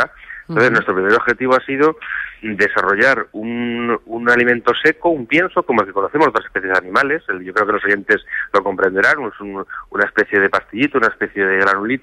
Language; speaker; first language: Spanish; native; Spanish